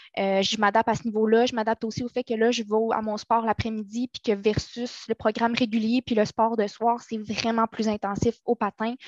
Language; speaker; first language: French; native; French